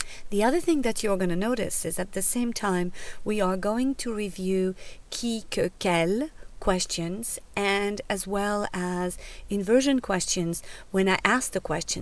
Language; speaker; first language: English; native; English